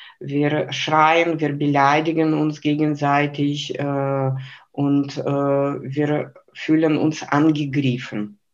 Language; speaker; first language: German; non-native, fluent; Lithuanian